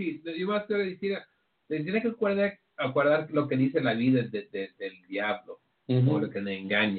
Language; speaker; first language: Spanish; early bilingual, heritage; Spanish